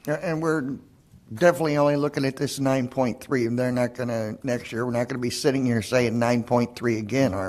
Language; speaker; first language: English; native; English